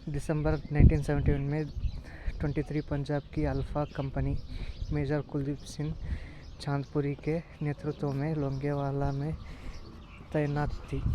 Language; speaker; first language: Hindi; non-native, local second language; Kannada